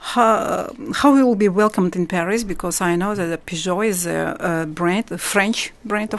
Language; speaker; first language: English; non-native, learner; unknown